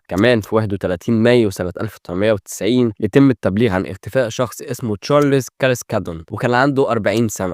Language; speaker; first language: Arabic; native; Arabic